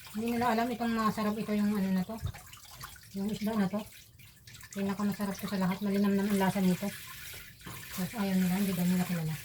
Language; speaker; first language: Filipino; non-native, local second language; Bikol